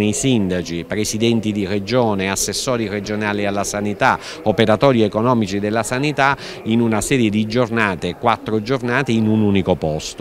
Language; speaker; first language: Italian; native; Italian